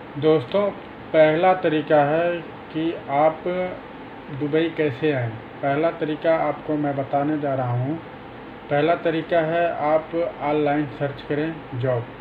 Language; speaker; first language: Hindi; native; Hindi